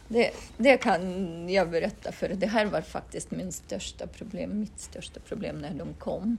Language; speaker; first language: Swedish; non-native, fluent; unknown